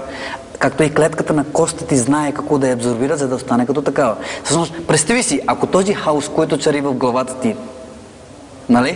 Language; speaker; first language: Bulgarian; non-native, fluent; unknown